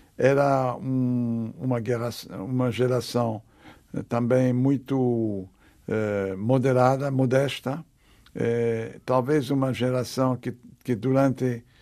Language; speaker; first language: Portuguese; non-native, fluent; English